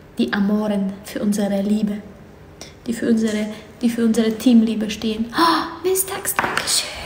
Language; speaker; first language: German; early bilingual, other home language; Polish